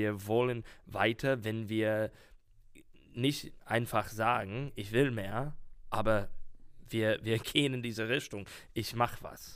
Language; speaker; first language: German; non-native, learner; English